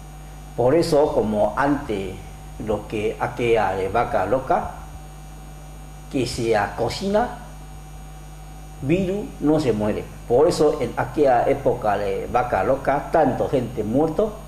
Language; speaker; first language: Spanish; non-native, learner; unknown